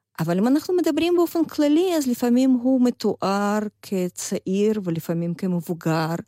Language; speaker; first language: Hebrew; non-native, fluent; Russian